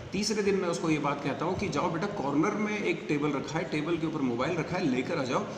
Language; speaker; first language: Hindi; native; Hindi